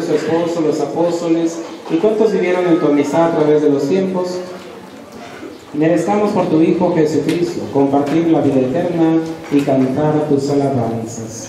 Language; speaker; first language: Spanish; native; Spanish